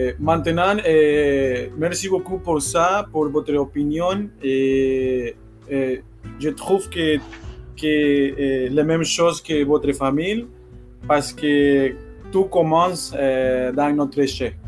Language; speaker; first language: French; non-native, learner; Spanish